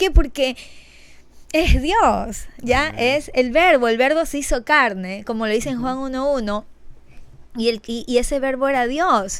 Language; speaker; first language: Spanish; native; Spanish